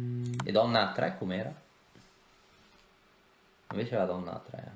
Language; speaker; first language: Italian; native; Italian